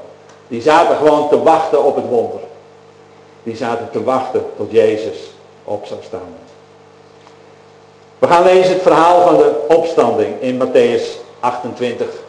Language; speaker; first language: Dutch; native; Dutch